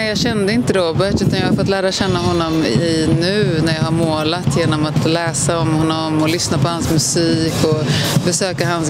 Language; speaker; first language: Swedish; native; Swedish